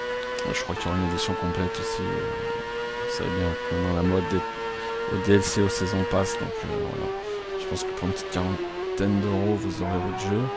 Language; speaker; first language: French; native; French